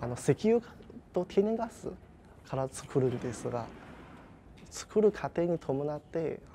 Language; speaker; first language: Japanese; non-native, fluent; Chinese